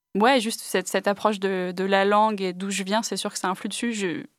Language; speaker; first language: French; early bilingual, other home language; English